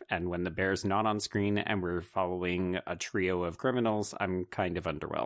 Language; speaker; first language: English; native; English